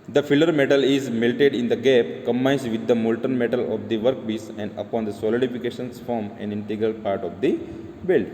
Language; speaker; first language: English; non-native, local second language; Gujarati